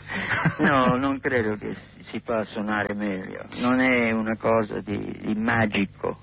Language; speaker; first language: Italian; non-native, learner; English